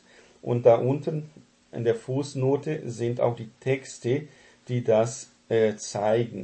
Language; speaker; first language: German; non-native, fluent; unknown